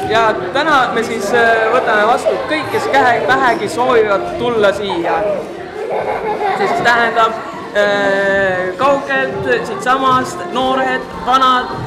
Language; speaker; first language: Estonian; native; Estonian